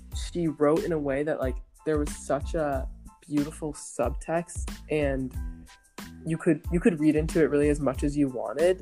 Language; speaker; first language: English; native; English